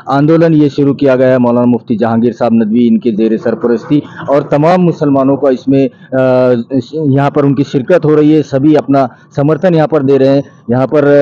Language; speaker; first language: Urdu; native; Urdu